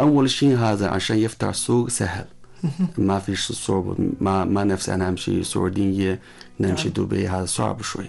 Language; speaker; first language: Arabic; non-native, learner; Chinese